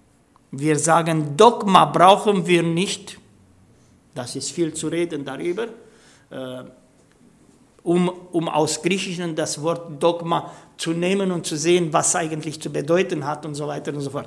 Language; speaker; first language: German; non-native, fluent; Romanian